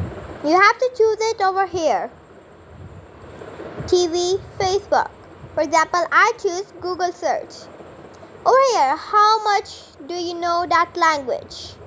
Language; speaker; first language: English; non-native, local second language; Urdu